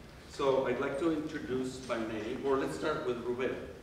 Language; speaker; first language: English; non-native, fluent; Spanish